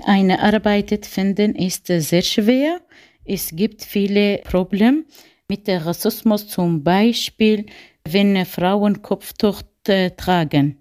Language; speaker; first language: German; non-native, learner; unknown